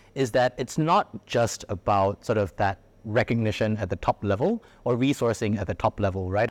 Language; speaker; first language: English; native; English